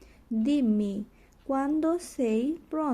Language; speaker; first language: Italian; non-native, learner; Bangla